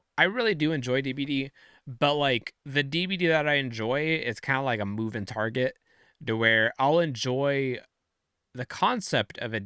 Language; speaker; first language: English; native; English